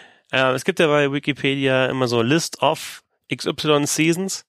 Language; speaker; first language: German; native; German